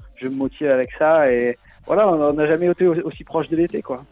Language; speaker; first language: French; native; French